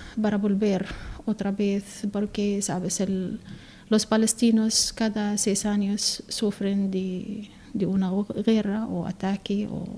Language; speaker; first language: Spanish; non-native, learner; Arabic